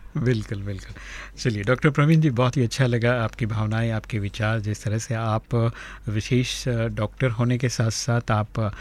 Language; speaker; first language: Hindi; native; Hindi